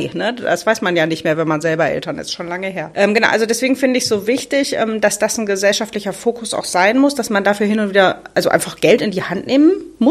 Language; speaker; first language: German; native; German